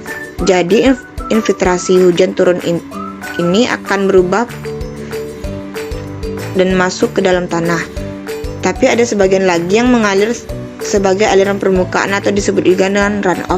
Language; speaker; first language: Indonesian; native; Indonesian